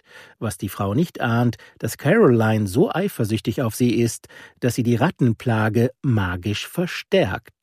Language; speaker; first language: German; native; German